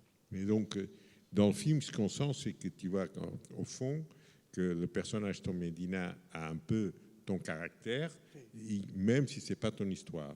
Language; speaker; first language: French; non-native, fluent; Portuguese